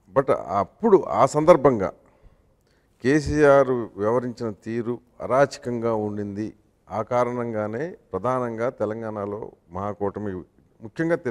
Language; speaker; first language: Telugu; native; Telugu